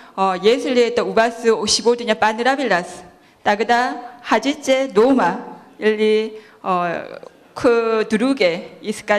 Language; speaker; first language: Russian; non-native, learner; Korean